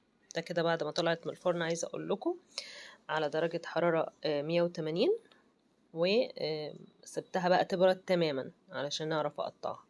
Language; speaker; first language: Arabic; native; Arabic